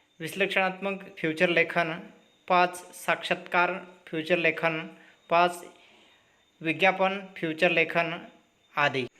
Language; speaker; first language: Hindi; non-native, local second language; Marathi